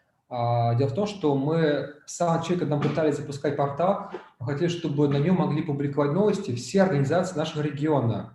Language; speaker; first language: Russian; native; Russian